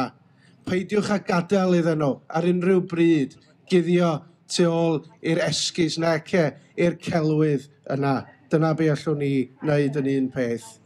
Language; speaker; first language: Welsh; native; Welsh